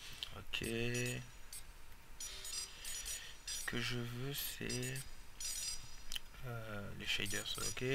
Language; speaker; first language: French; native; French